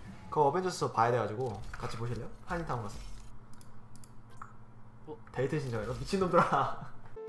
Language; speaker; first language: Korean; native; Korean